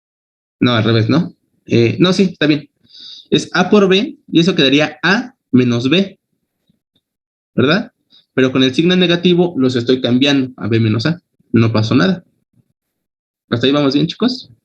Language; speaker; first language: Spanish; native; Spanish